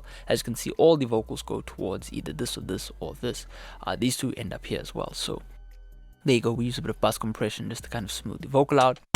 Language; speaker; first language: English; native; English